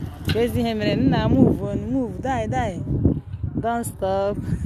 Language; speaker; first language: English; non-native, local second language; Igbo